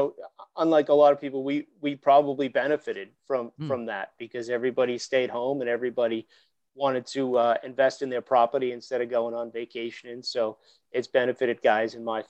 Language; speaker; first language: English; native; English